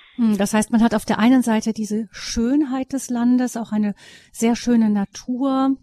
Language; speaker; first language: German; native; German